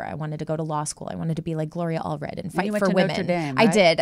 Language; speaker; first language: English; native; English